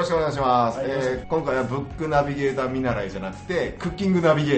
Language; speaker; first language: Japanese; native; Japanese